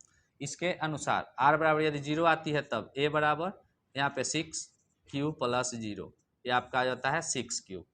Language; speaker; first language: Hindi; native; Hindi